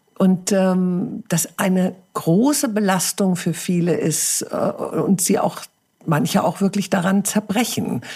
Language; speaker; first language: German; native; German